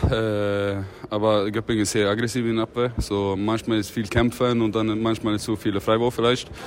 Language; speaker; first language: German; non-native, learner; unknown